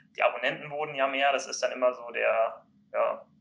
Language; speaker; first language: German; native; German